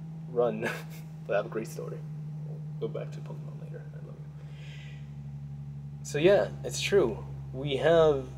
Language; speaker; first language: English; native; English